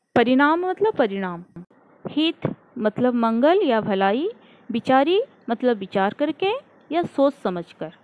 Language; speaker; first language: Hindi; non-native, local second language; Odia